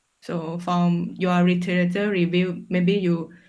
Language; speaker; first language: English; non-native, fluent; Thai